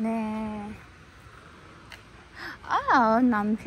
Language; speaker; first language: Korean; non-native, learner; Urdu